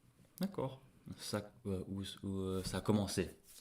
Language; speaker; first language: French; non-native, fluent; English